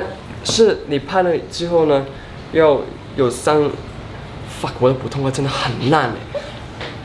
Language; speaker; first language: Chinese; non-native, local second language; Cantonese